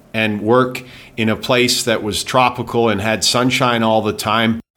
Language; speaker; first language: English; native; English